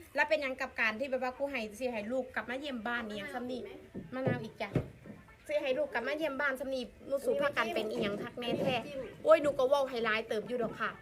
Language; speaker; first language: Thai; non-native, local second language; Northeastern Thai